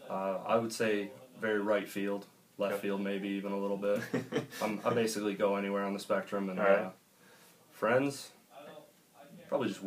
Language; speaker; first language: English; native; English